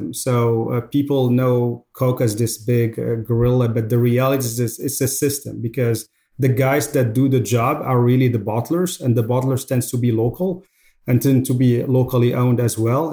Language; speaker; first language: English; non-native, fluent; Arabic